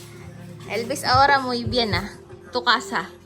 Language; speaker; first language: Spanish; non-native, learner; Filipino